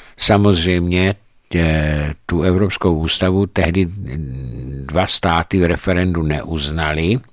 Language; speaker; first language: Czech; native; Czech